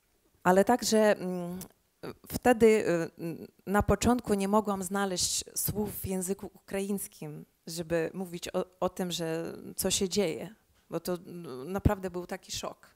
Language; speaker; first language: Polish; early bilingual, heritage; Polish